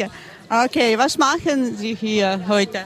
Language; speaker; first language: German; non-native, learner; Ukrainian